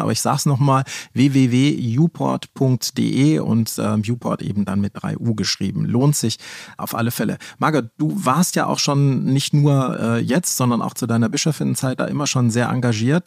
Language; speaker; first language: German; native; German